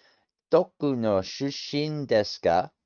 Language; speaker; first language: Japanese; non-native, learner; English